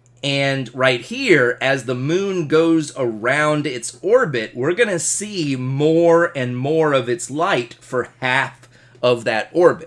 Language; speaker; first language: English; native; English